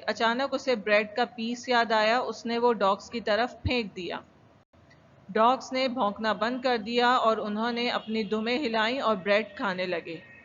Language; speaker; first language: Urdu; native; Urdu